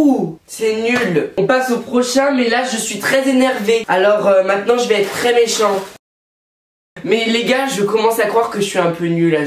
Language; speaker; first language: French; native; French